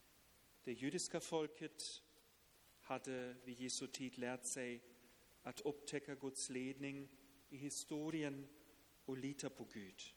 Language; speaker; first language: Swedish; non-native, fluent; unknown